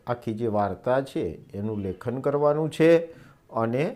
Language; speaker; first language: Hindi; non-native, local second language; Gujarati